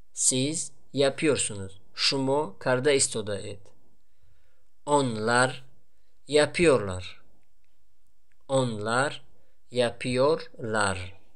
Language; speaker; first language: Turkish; non-native, fluent; Tajik